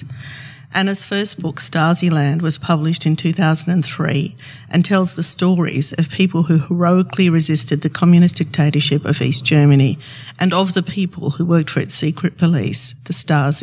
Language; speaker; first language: English; non-native, local second language; Arabic